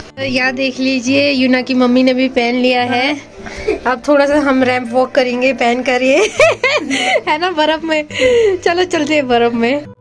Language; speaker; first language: Hindi; non-native, local second language; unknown